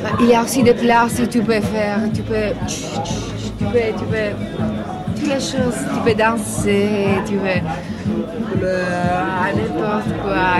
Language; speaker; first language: French; non-native, learner; Italian